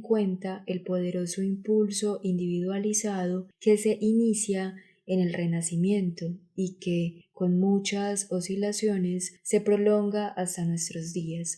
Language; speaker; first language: Spanish; native; Spanish